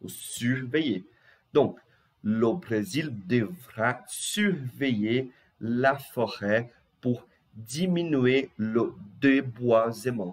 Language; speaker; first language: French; non-native, fluent; Portuguese